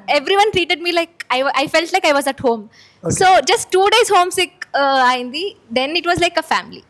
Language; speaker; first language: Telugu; non-native, learner; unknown